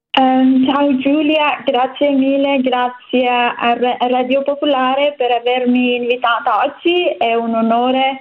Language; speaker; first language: Italian; non-native, learner; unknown